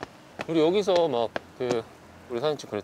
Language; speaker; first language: Korean; native; Korean